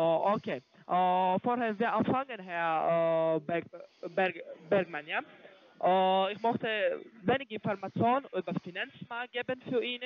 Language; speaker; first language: German; non-native, learner; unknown